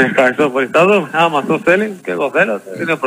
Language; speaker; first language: Greek; non-native, learner; Spanish